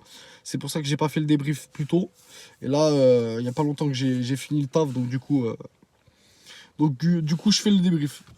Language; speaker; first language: French; native; French